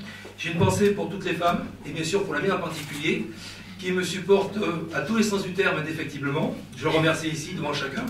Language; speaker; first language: French; native; French